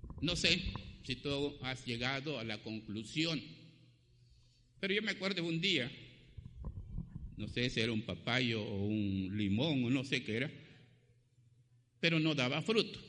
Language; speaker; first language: Spanish; native; Spanish